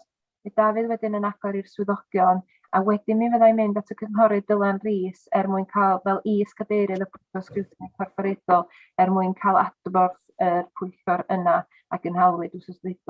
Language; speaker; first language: Welsh; native; Welsh